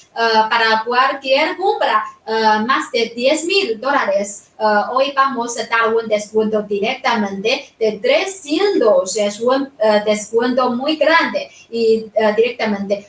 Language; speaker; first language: Spanish; non-native, fluent; Chinese